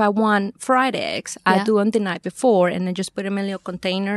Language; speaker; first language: English; non-native, fluent; Spanish